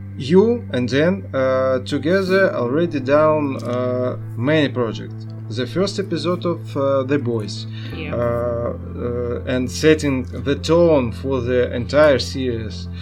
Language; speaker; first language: English; non-native, learner; Russian